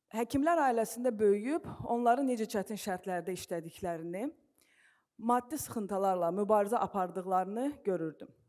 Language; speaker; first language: Azerbaijani; non-native, local second language; Russian